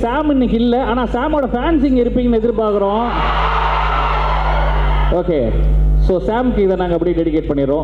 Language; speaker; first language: Tamil; native; Tamil